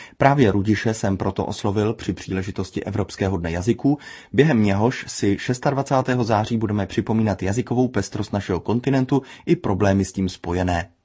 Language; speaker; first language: Czech; native; Czech